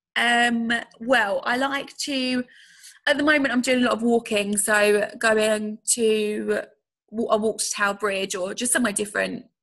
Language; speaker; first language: English; native; English